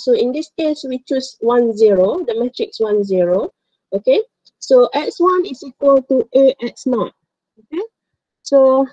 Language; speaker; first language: English; non-native, local second language; Malay